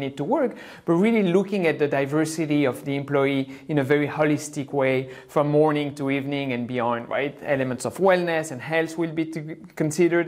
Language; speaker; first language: English; non-native, fluent; French